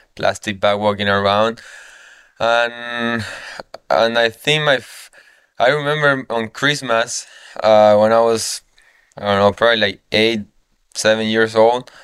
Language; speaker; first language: English; non-native, fluent; Spanish